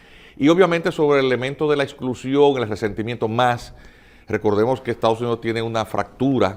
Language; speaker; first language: Spanish; native; Spanish